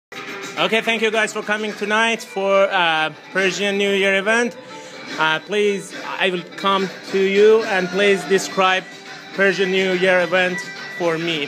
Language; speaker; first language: English; non-native, fluent; Persian